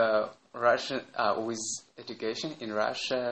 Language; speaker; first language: English; non-native, learner; Russian